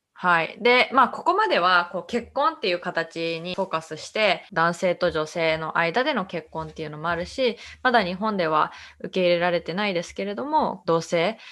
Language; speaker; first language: Japanese; early bilingual, heritage; Japanese